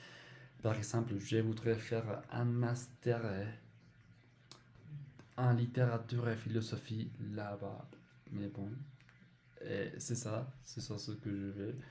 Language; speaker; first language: French; non-native, learner; Spanish